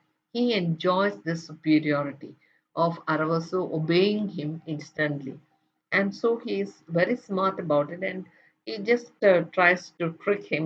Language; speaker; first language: English; non-native, local second language; Malayalam